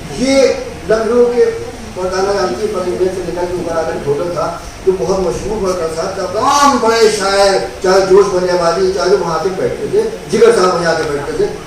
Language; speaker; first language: Urdu; native; Urdu